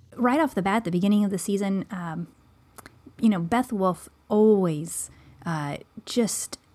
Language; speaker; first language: English; native; English